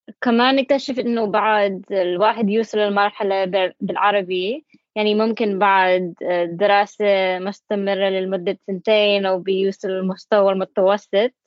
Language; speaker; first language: Arabic; non-native, learner; English